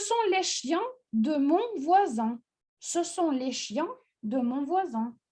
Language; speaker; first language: French; non-native, fluent; Russian